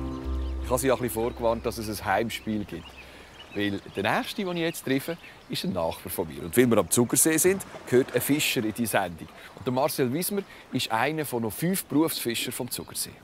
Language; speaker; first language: German; native; German